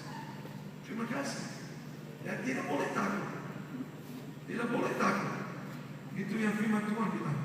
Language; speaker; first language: Indonesian; non-native, learner; English